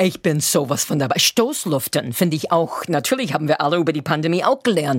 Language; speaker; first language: German; non-native, fluent; English